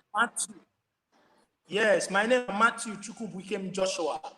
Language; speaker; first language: Nigerian Pidgin; non-native, local second language; Igbo